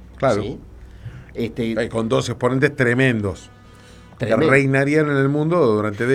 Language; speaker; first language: Spanish; native; Spanish